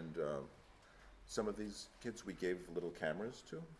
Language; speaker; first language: English; native; English